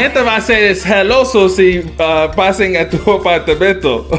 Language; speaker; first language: Spanish; non-native, learner; English